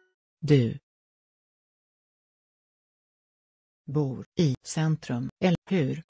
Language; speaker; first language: Swedish; non-native, learner; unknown